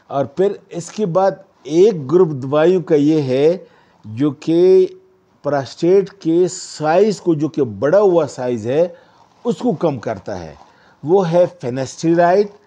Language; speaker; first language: Urdu; non-native, local second language; Pashto